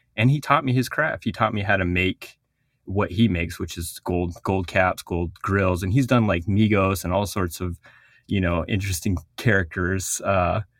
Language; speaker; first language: English; early bilingual, other home language; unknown